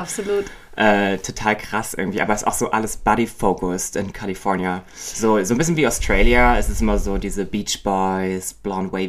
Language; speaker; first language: German; native; German